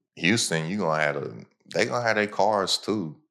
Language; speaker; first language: English; native; English